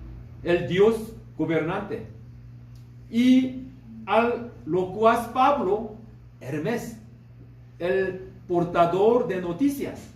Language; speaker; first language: Spanish; non-native, fluent; Korean